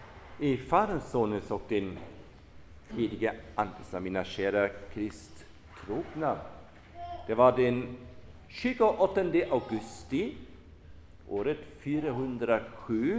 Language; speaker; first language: Swedish; non-native, fluent; German